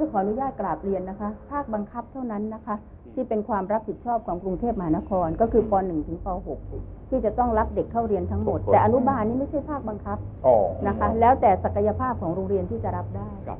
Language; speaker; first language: Thai; native; Thai